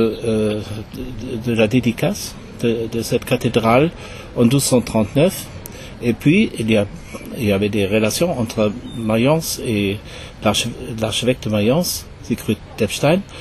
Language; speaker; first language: French; non-native, fluent; German